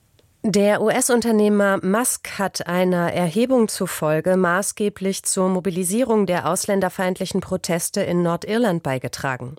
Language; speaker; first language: German; native; German